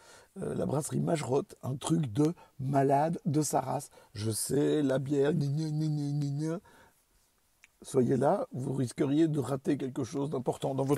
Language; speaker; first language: French; native; French